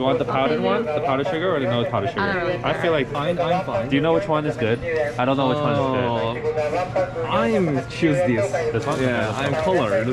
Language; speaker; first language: English; non-native, learner; Korean